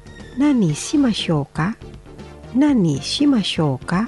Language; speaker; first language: Japanese; non-native, fluent; Indonesian